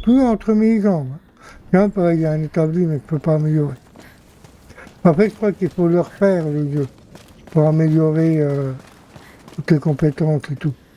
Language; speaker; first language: French; native; French